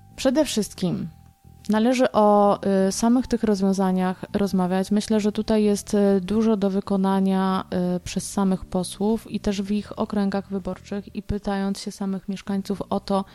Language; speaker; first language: Polish; native; Polish